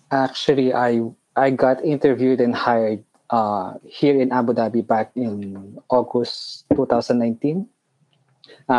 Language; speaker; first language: English; non-native, local second language; Pampanga